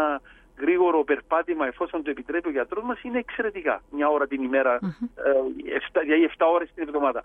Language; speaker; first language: Greek; native; Greek